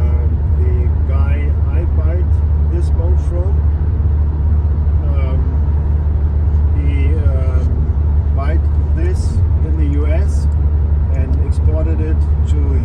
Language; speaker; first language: English; non-native, learner; German